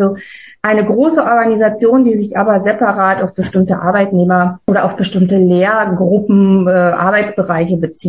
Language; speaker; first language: German; native; German